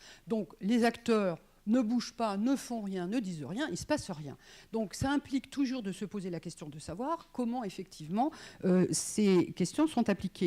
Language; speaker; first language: French; native; French